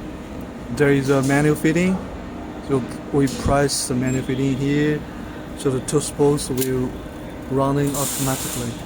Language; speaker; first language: English; non-native, learner; Chinese